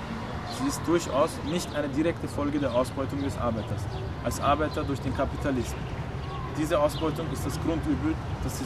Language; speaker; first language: German; native; German